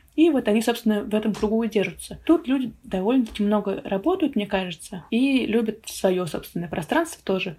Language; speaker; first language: Russian; native; Russian